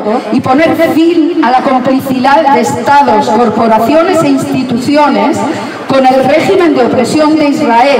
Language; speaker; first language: Spanish; native; Spanish